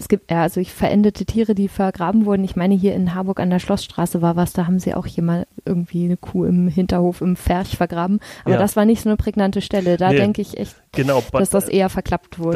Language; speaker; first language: German; native; German